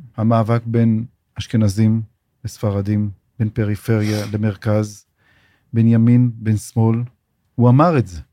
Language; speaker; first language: Hebrew; native; Hebrew